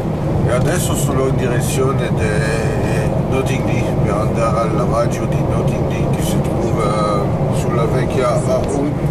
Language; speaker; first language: Italian; non-native, fluent; French